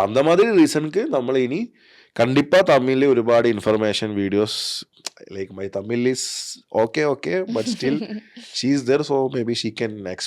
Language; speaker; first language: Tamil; non-native, learner; Malayalam